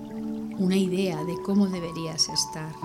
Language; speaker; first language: Spanish; native; Spanish